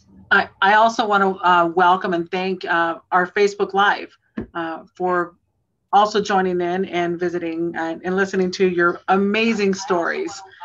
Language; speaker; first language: English; native; English